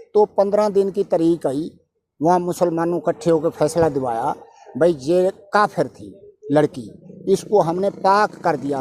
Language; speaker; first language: Urdu; non-native, local second language; Punjabi